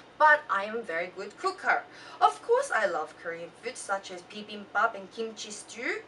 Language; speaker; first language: English; early bilingual, other home language; Korean